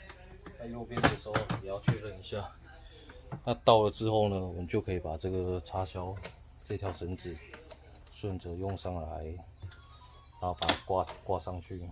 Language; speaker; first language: Chinese; native; Chinese